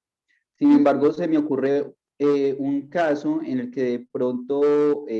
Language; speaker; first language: Spanish; native; Spanish